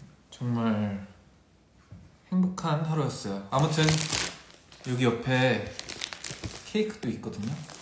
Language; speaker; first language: Korean; early bilingual, heritage; Korean